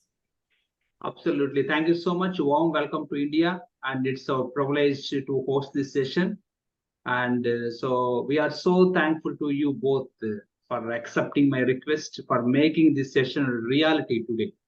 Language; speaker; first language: English; non-native, local second language; Telugu